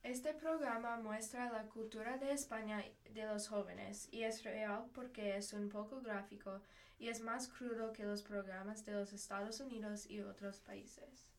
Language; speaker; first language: Spanish; non-native, learner; English